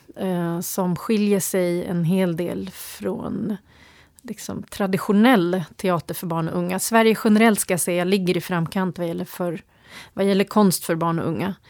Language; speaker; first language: Swedish; early bilingual, other home language; Turoyo